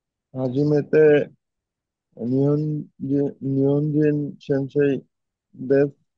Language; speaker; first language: Japanese; non-native, learner; Bangla